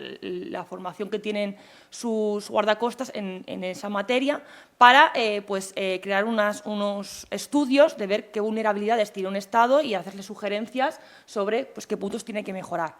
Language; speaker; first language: Spanish; native; Spanish